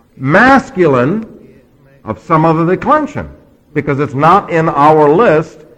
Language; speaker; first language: English; native; English